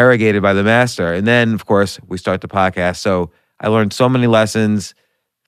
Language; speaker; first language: English; native; English